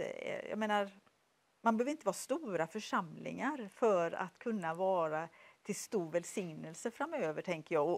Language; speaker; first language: Swedish; native; Swedish